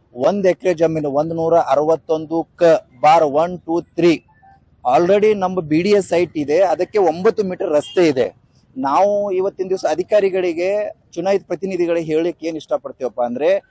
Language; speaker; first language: Kannada; non-native, local second language; Lambadi